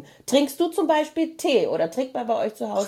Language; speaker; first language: German; native; German